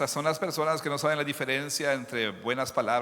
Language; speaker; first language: Spanish; non-native, fluent; English